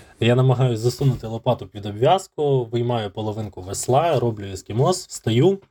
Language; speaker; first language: Ukrainian; native; Ukrainian